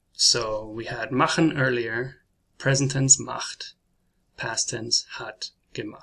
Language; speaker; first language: German; non-native, learner; English